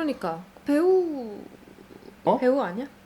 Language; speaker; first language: Korean; non-native, fluent; Arabic